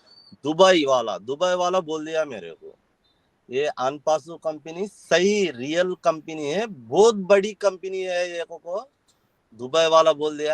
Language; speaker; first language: Hindi; non-native, local second language; Telugu